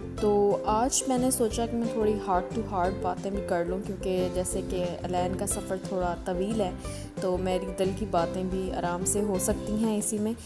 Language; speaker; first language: Urdu; native; Urdu